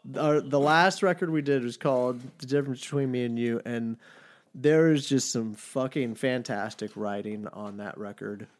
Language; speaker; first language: English; native; English